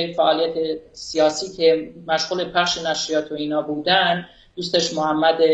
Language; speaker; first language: Persian; non-native, local second language; Kurdish